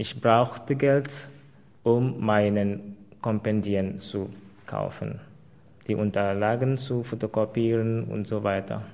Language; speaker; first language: German; non-native, fluent; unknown